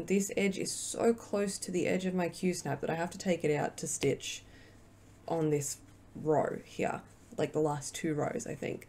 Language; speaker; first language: English; native; English